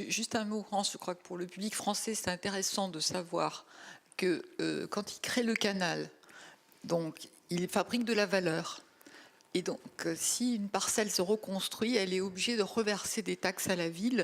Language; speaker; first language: French; native; French